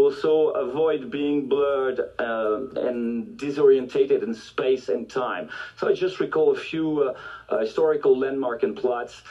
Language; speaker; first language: English; non-native, fluent; French